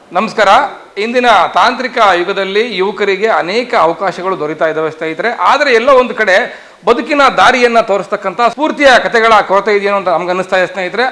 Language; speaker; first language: Kannada; native; Kannada